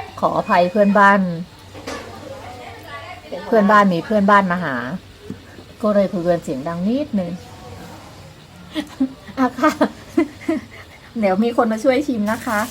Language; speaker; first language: Thai; native; Thai